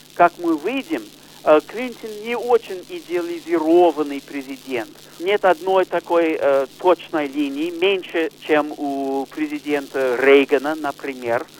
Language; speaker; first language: Russian; non-native, fluent; English